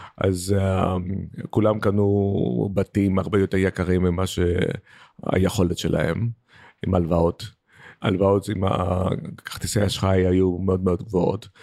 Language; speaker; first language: Hebrew; non-native, fluent; Greek